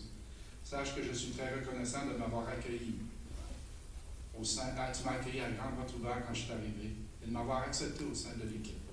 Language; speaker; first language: French; native; French